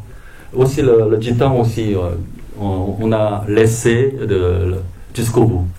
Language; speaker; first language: French; non-native, fluent; Korean